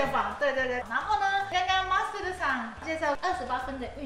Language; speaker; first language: Chinese; non-native, learner; Japanese